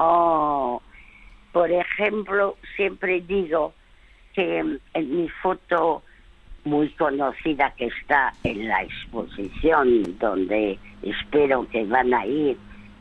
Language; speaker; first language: Spanish; early bilingual, other home language; French